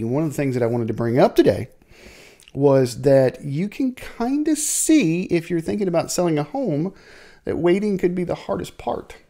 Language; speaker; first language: English; native; English